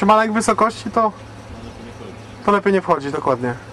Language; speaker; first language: Polish; native; Polish